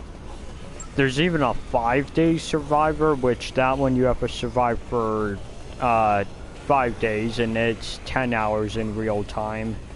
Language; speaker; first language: English; native; English